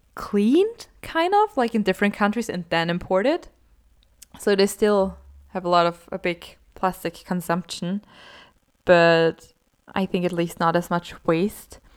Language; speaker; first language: English; non-native, fluent; German